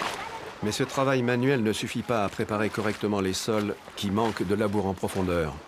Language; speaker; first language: French; native; French